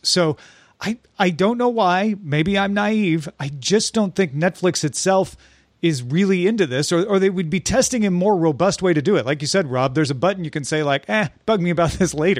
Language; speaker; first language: English; native; English